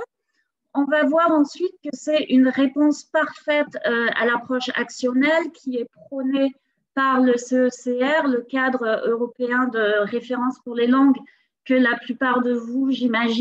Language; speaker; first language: French; native; French